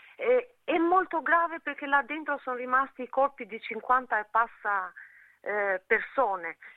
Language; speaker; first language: Italian; non-native, fluent; Albanian